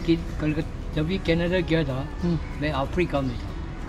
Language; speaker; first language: Hindi; non-native, local second language; Chinese